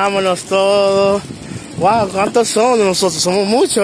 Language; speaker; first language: Spanish; early bilingual, heritage; Spanish